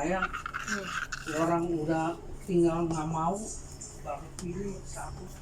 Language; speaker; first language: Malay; non-native, local second language; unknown